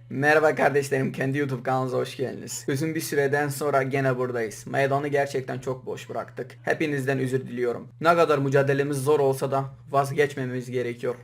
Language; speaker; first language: Turkish; native; Turkish